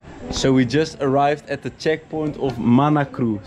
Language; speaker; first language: English; non-native, fluent; Dutch